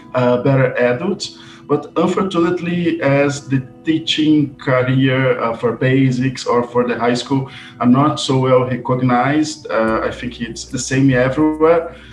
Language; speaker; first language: English; non-native, fluent; Portuguese